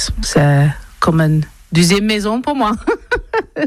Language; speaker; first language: French; non-native, learner; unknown